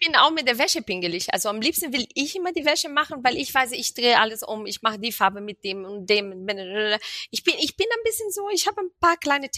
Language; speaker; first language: German; non-native, fluent; Portuguese